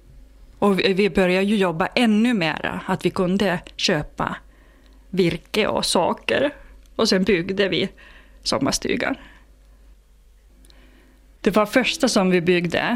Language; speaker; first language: Swedish; non-native, fluent; Finnish